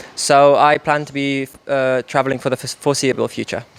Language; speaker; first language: English; non-native, fluent; Italian